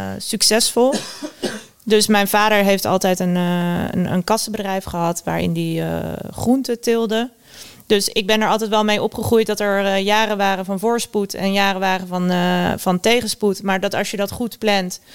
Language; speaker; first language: Dutch; native; Dutch